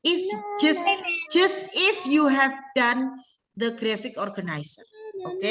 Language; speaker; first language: English; non-native, fluent; Indonesian